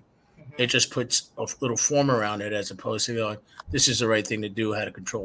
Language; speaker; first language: English; native; English